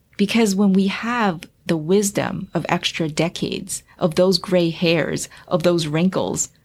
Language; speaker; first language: English; early bilingual, other home language; Chinese